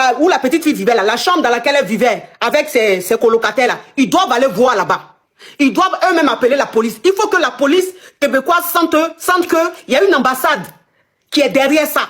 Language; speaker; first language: French; non-native, local second language; Lingala